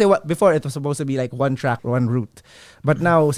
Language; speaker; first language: English; non-native, local second language; Filipino